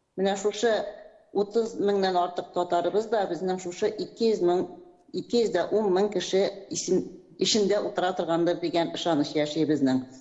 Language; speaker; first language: Tatar; native; Tatar